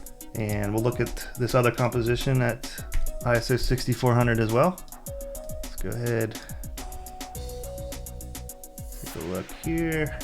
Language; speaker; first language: English; native; English